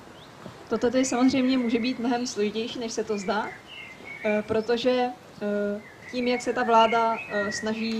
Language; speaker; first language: Czech; native; Czech